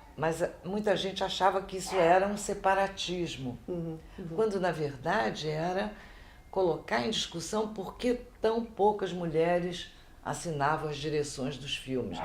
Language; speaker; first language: Portuguese; native; Portuguese